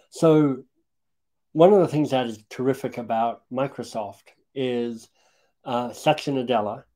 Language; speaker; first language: English; native; English